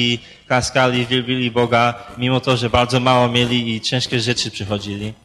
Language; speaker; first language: Polish; early bilingual, heritage; Polish